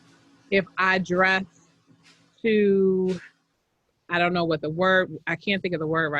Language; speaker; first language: English; native; English